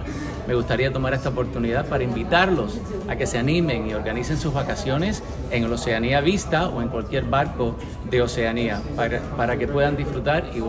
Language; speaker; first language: Spanish; native; Spanish